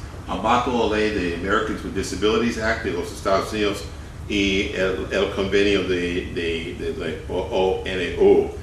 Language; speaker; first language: Spanish; non-native, fluent; English